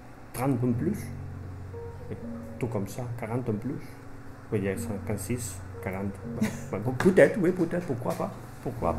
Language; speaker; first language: French; non-native, fluent; Spanish